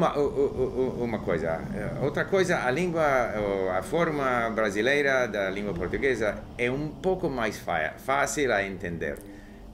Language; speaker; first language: Portuguese; non-native, learner; English